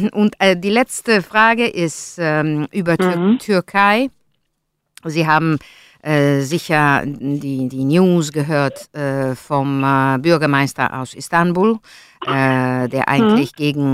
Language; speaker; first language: German; non-native, fluent; Italian